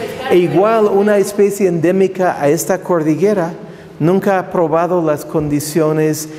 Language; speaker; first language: Spanish; non-native, fluent; English